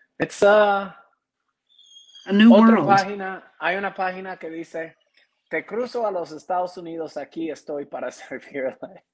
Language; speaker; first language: Spanish; non-native, learner; English